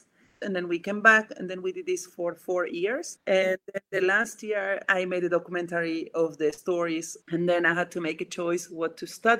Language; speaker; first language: English; non-native, fluent; Spanish